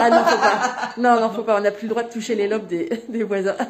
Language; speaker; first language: French; native; French